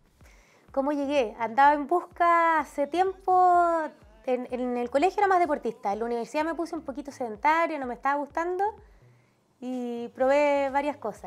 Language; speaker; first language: Spanish; native; Spanish